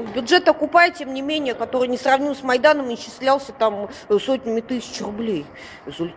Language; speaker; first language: Russian; native; Russian